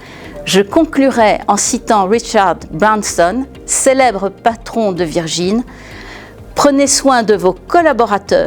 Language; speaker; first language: French; native; French